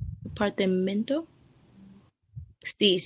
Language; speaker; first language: Spanish; non-native, learner; English